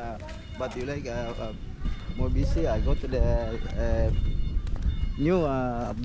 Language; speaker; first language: English; non-native, learner; Indonesian